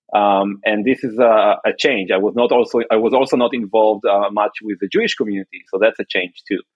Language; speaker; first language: English; non-native, fluent; Hebrew